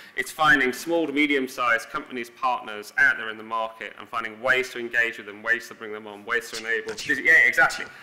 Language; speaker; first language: English; native; English